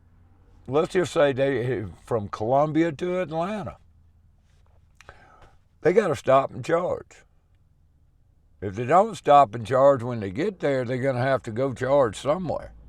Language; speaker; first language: English; native; English